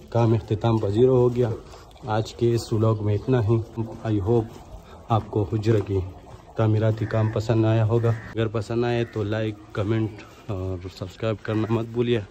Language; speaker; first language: Urdu; non-native, local second language; Pashto